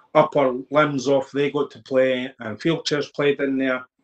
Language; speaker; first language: English; native; English